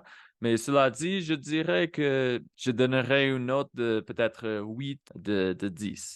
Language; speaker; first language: French; non-native, fluent; Spanish